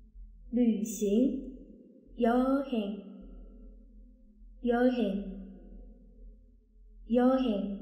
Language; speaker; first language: Korean; non-native, fluent; Chinese